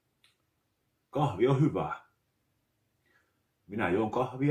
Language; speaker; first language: Finnish; native; Finnish